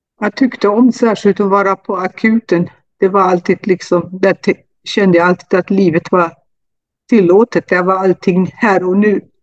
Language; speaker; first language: Swedish; non-native, fluent; German